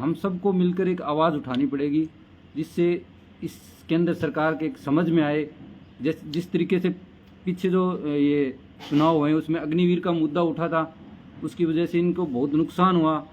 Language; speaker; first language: Hindi; native; Hindi